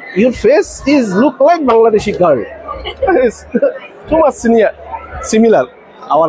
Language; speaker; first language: English; non-native, learner; Bangla